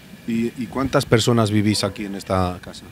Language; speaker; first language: Spanish; native; Spanish